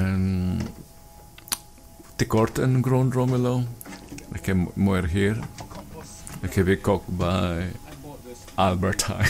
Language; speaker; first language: Dutch; non-native, learner; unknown